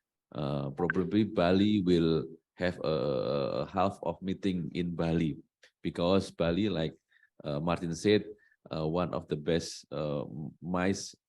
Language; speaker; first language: English; non-native, learner; Indonesian